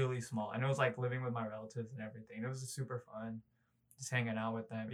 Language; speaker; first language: English; early bilingual, other home language; Cebuano